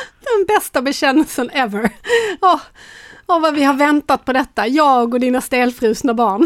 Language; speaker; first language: Swedish; native; Swedish